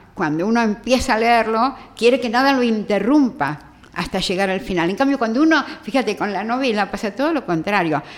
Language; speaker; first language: Spanish; native; Spanish